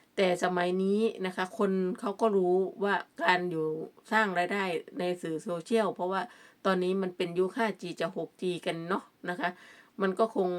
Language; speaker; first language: Thai; native; Thai